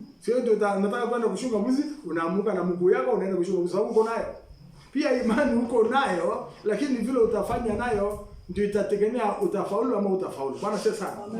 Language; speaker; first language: Swahili; non-native, local second language; Masai